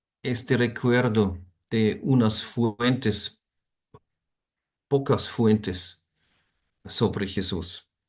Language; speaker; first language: Spanish; non-native, fluent; German